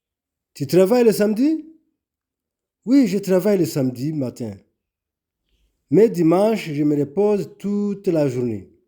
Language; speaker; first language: French; non-native, local second language; Kinyarwanda